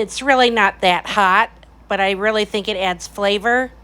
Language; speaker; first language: English; native; English